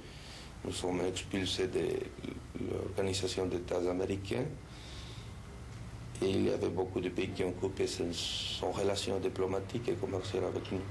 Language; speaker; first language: French; non-native, fluent; Spanish